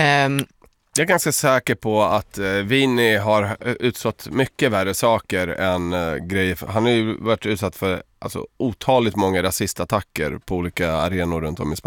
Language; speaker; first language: Swedish; native; Swedish